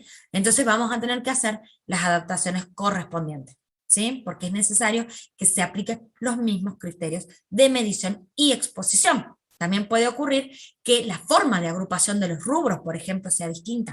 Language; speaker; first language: Spanish; native; Spanish